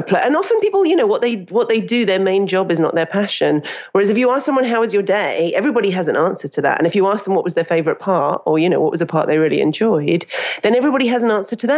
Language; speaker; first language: English; native; English